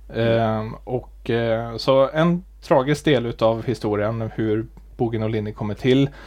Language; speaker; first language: Swedish; native; Swedish